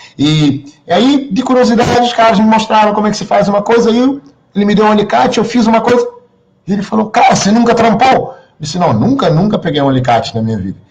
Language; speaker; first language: Portuguese; non-native, local second language; Kabuverdianu